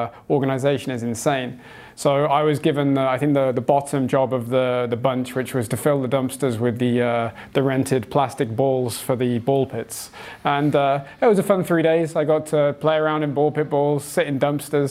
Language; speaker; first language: English; native; English